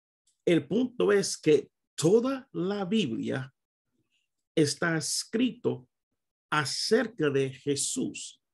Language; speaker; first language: Spanish; non-native, fluent; English